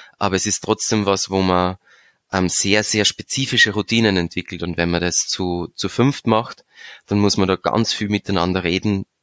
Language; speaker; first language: German; native; German